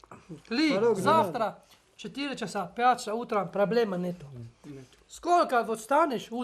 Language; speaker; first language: Russian; non-native, local second language; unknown